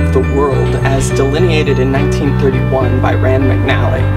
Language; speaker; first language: English; native; English